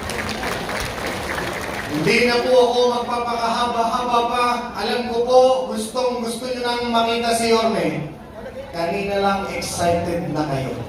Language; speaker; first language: Filipino; native; Filipino